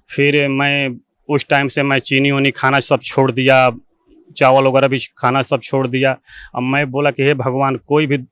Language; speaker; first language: Hindi; native; Hindi